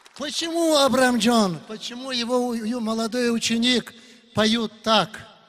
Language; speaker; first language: Russian; non-native, local second language; Uzbek